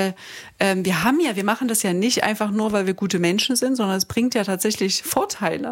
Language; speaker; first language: German; native; German